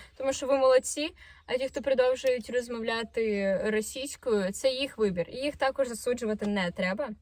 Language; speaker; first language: Ukrainian; non-native, local second language; Russian